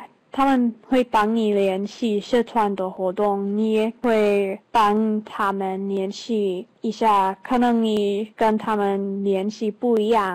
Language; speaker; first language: Chinese; non-native, learner; English